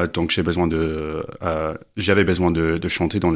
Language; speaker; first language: French; non-native, learner; English